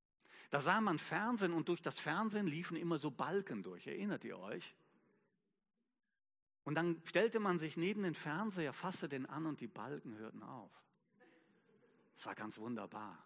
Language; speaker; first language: German; native; German